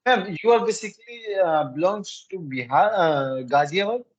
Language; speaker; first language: English; non-native, learner; Hindi